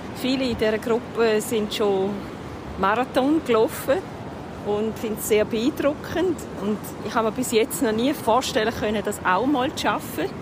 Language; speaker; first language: German; native; German